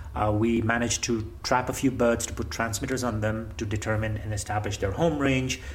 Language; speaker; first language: English; non-native, local second language; Gujarati